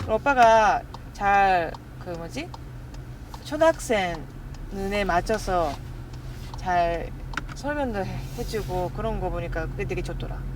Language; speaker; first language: Korean; non-native, fluent; Japanese